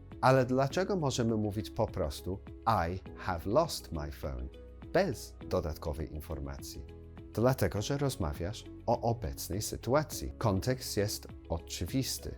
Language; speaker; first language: Polish; non-native, fluent; English